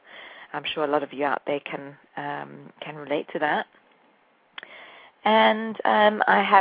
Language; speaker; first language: English; native; English